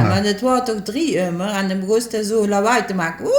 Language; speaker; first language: Dutch; native; Dutch